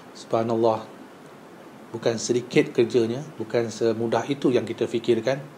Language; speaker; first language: Malay; native; Malay